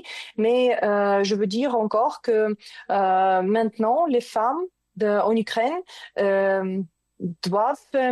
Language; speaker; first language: French; non-native, learner; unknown